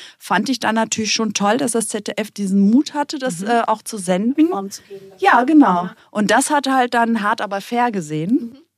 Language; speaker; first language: German; early bilingual, other home language; Greek